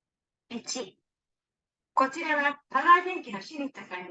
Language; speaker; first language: Japanese; non-native, fluent; Indonesian